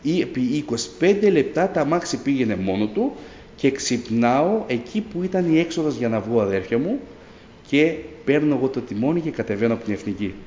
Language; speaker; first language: Greek; early bilingual, other home language; Albanian